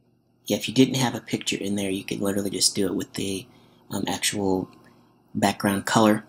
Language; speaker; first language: English; native; English